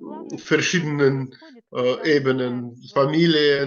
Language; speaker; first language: German; non-native, learner; Russian